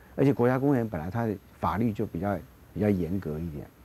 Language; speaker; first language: Chinese; native; Chinese